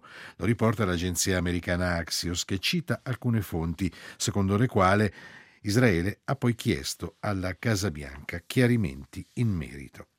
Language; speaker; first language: Italian; native; Italian